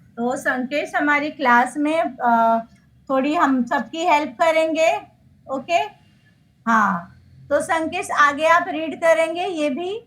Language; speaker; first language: Hindi; native; Hindi